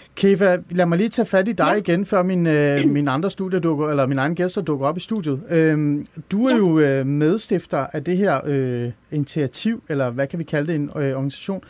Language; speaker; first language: Danish; early bilingual, other home language; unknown